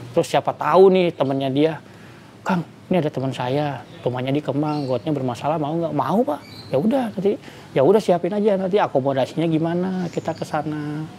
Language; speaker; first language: Indonesian; native; Indonesian